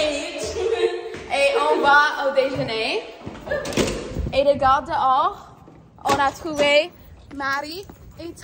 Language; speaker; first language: French; non-native, learner; English